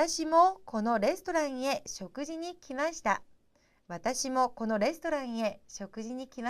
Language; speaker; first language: Japanese; non-native, fluent; Korean